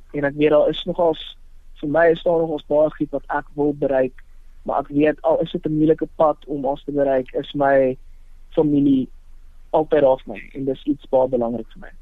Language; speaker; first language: Afrikaans; non-native, local second language; Tswana